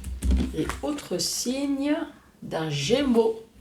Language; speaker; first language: French; native; French